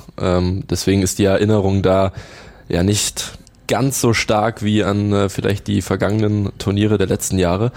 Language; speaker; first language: German; native; German